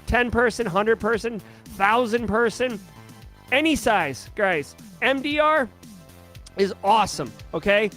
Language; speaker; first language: English; native; English